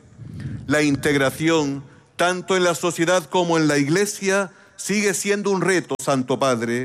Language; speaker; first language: Spanish; native; Spanish